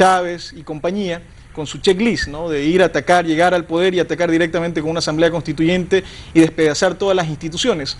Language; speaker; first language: Spanish; native; Spanish